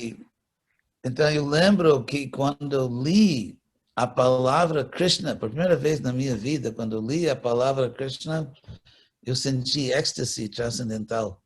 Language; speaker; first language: Portuguese; non-native, fluent; English